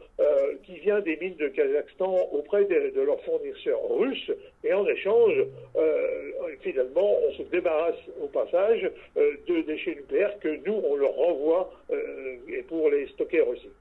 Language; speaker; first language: French; native; French